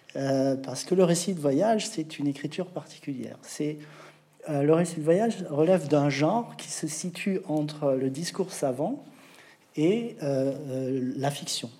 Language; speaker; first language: French; native; French